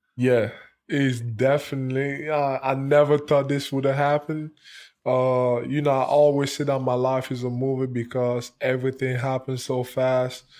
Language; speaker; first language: English; non-native, local second language; French